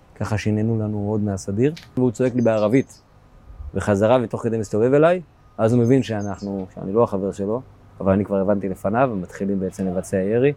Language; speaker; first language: Hebrew; native; Hebrew